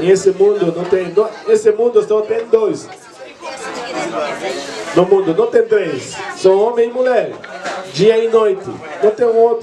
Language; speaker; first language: Portuguese; non-native, learner; Haitian Creole